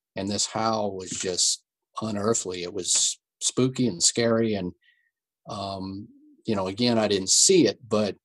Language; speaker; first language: English; native; English